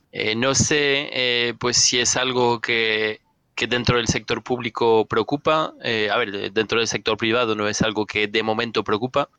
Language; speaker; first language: Spanish; non-native, fluent; French